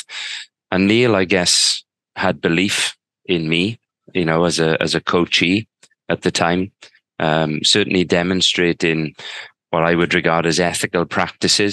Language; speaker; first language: English; native; English